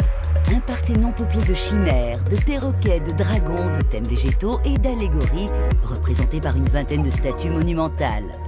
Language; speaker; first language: French; native; French